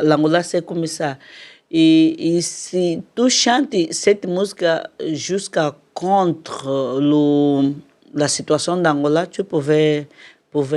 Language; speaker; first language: French; non-native, learner; Portuguese